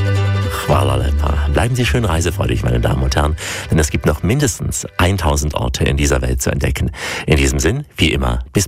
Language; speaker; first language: German; native; German